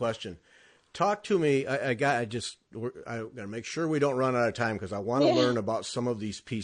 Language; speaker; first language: English; native; English